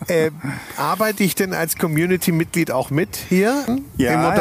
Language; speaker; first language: German; native; German